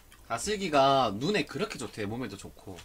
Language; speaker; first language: Korean; native; Korean